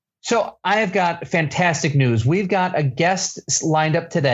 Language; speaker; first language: English; native; English